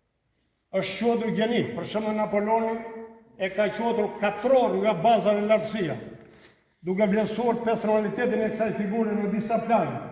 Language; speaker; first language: Albanian; native; Albanian